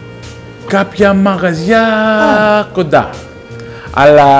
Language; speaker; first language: Greek; early bilingual, heritage; Greek